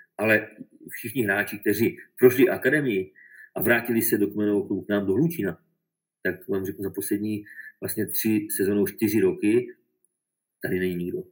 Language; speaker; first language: Czech; native; Czech